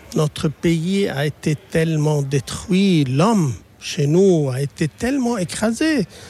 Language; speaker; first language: French; non-native, local second language; Arabic